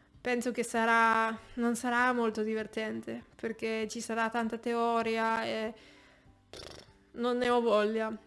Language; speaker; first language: Italian; non-native, fluent; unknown